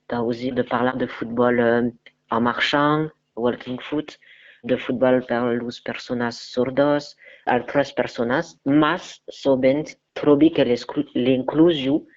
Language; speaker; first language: Catalan; non-native, learner; French